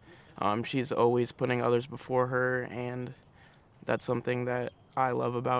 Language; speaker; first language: English; native; English